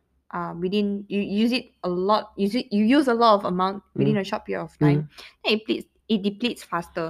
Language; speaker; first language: English; non-native, local second language; Chinese